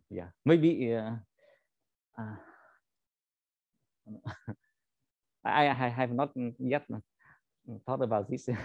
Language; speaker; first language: English; non-native, learner; Vietnamese